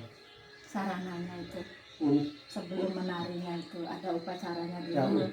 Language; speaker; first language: Indonesian; non-native, local second language; Balinese